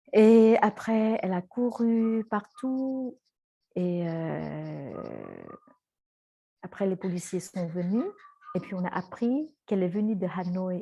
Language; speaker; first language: French; non-native, fluent; Vietnamese